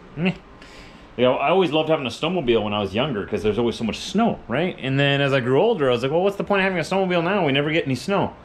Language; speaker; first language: English; native; English